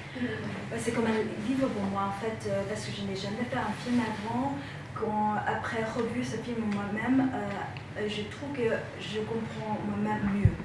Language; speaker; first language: French; non-native, fluent; Chinese